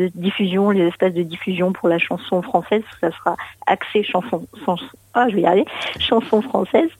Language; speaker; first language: French; native; French